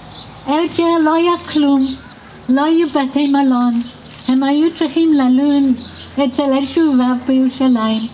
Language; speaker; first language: Hebrew; non-native, fluent; English